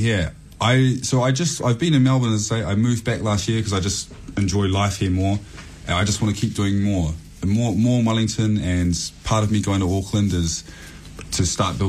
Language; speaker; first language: English; native; English